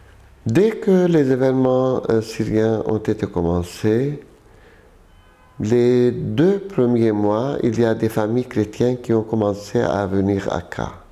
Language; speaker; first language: French; non-native, local second language; Arabic